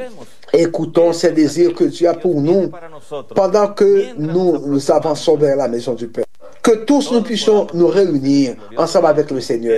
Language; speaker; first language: French; non-native, fluent; Spanish